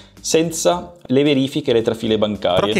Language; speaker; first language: Italian; native; Italian